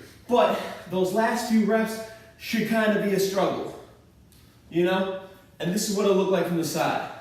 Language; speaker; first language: English; native; English